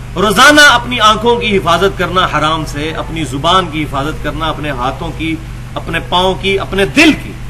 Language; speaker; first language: Urdu; non-native, local second language; Punjabi